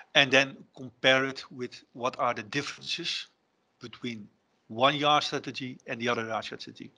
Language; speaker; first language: English; non-native, fluent; Dutch